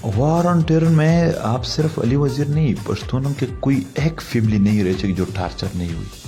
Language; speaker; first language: Urdu; non-native, local second language; Pashto